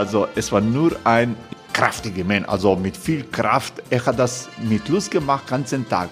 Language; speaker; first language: German; non-native, learner; Croatian